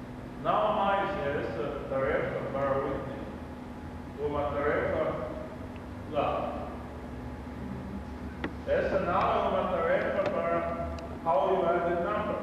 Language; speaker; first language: Portuguese; non-native, learner; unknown